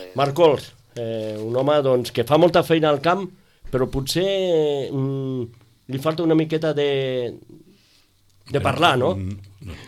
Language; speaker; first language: Catalan; native; Catalan